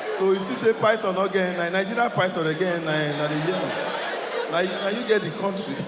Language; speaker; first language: Nigerian Pidgin; native; Nigerian Pidgin